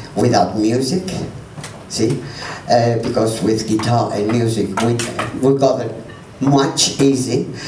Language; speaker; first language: English; non-native, learner; Spanish